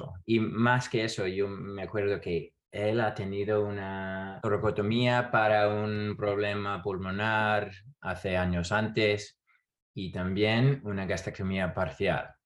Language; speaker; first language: Spanish; non-native, fluent; English